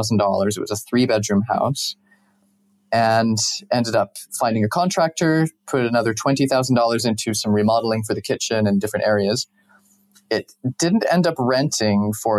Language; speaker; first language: English; native; English